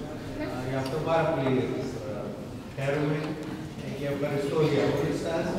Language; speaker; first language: Greek; non-native, learner; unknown